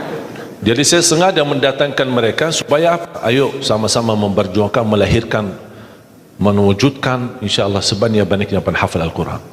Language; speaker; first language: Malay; non-native, fluent; Arabic